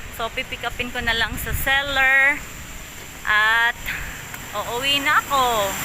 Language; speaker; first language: Filipino; non-native, local second language; Waray